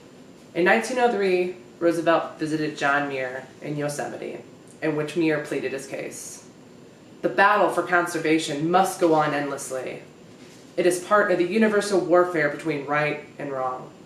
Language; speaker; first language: English; native; English